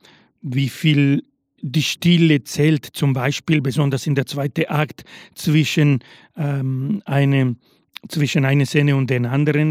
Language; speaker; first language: German; non-native, learner; Spanish